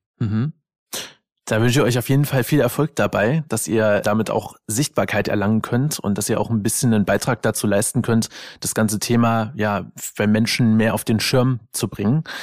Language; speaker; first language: German; native; German